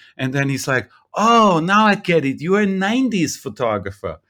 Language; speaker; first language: English; non-native, fluent; German